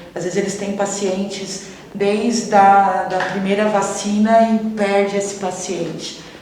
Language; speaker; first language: Portuguese; native; Portuguese